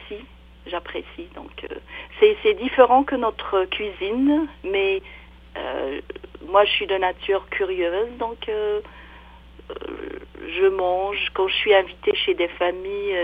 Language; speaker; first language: French; non-native, local second language; Arabic